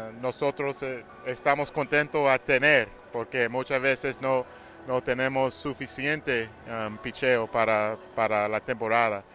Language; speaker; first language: Spanish; non-native, learner; English